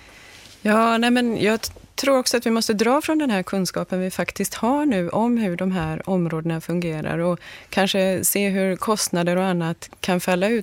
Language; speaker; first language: Swedish; native; Swedish